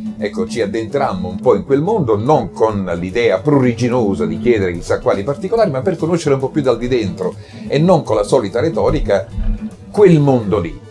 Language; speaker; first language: Italian; native; Italian